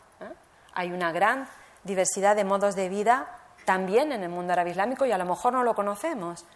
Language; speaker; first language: Spanish; native; Spanish